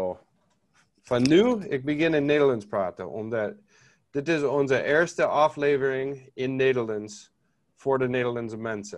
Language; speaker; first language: Dutch; non-native, learner; English